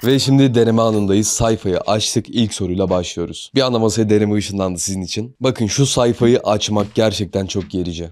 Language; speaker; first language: Turkish; native; Turkish